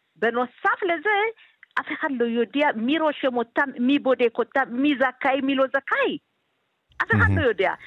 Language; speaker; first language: Hebrew; non-native, fluent; Amharic